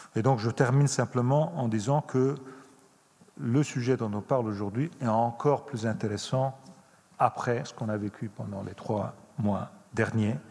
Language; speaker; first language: French; non-native, fluent; Italian